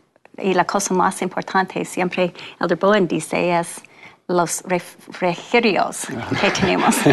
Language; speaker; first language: Spanish; non-native, fluent; English